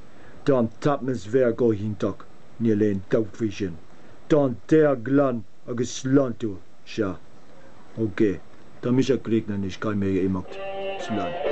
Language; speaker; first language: Irish; non-native, local second language; English